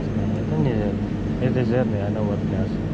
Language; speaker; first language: Russian; non-native, learner; Cebuano